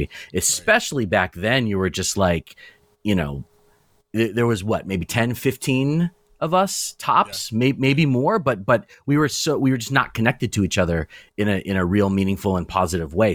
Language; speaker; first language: English; native; English